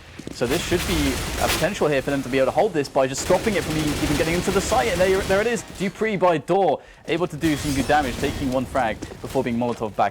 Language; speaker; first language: English; native; English